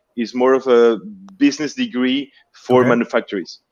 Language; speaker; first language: English; non-native, fluent; Spanish